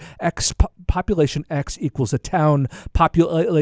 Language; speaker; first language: English; native; English